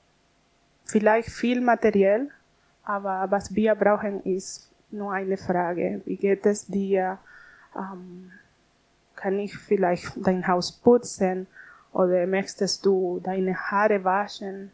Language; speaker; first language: German; non-native, learner; Spanish